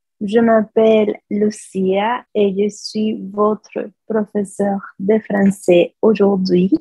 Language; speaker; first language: French; non-native, fluent; Spanish